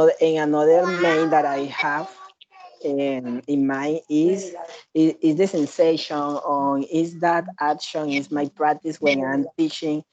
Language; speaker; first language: English; non-native, learner; Spanish